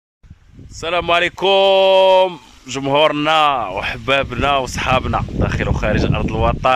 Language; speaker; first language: Arabic; native; Arabic